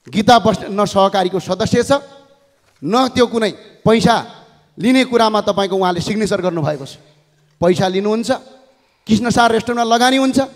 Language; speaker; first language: Nepali; native; Nepali